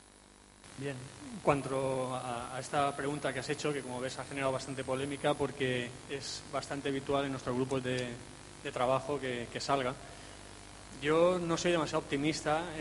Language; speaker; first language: Spanish; native; Spanish